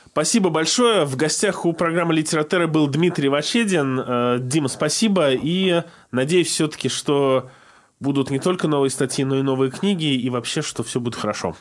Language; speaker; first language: Russian; native; Russian